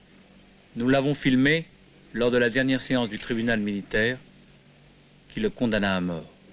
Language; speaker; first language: French; native; French